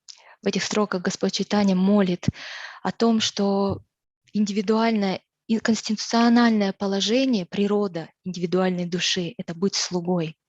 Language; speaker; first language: Russian; native; Russian